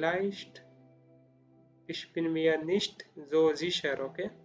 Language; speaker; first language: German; non-native, learner; Spanish